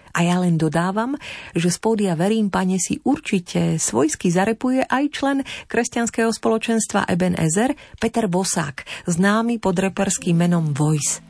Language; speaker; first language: Slovak; native; Slovak